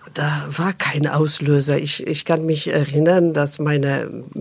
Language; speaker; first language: German; non-native, fluent; Polish